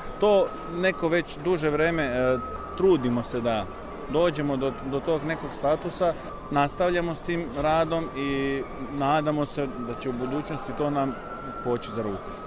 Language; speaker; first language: Serbian; early bilingual, heritage; Serbian